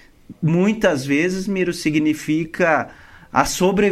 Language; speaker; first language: Portuguese; native; Portuguese